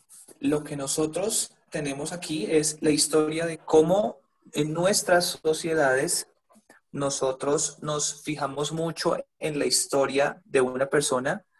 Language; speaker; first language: Spanish; native; Spanish